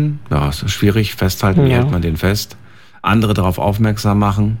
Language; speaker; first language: German; native; German